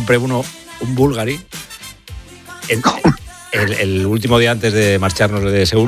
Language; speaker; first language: Spanish; native; Spanish